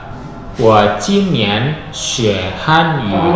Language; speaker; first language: Chinese; non-native, fluent; Indonesian